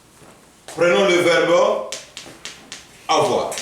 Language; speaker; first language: French; non-native, fluent; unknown